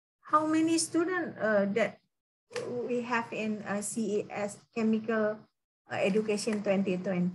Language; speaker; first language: English; non-native, fluent; Indonesian